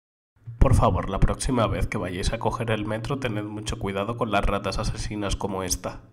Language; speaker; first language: Spanish; native; Spanish